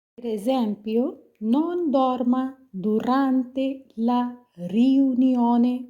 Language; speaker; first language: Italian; non-native, fluent; Punjabi